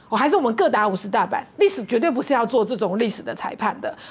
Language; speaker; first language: Chinese; non-native, local second language; Min Nan Chinese